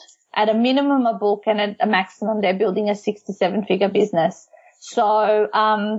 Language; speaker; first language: English; non-native, fluent; Macedonian